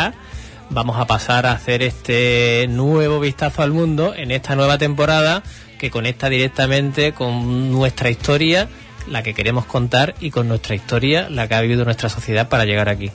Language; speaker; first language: Spanish; native; Spanish